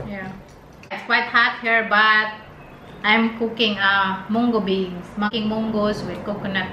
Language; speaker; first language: English; non-native, local second language; Filipino